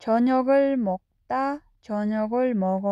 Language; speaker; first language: Korean; non-native, fluent; Kyrgyz